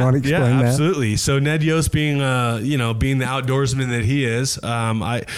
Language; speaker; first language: English; native; English